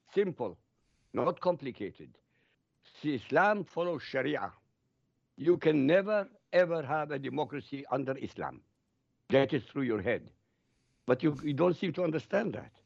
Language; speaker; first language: English; non-native, fluent; Arabic